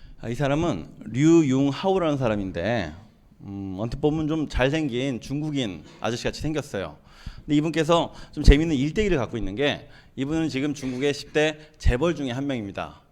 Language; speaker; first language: Korean; native; Korean